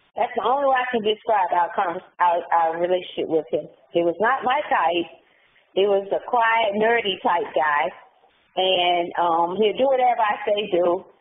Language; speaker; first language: English; native; English